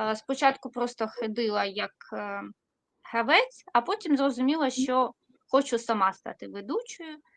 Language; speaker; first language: Ukrainian; non-native, local second language; Russian